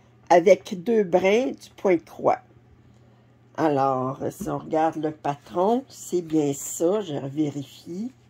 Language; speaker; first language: French; native; French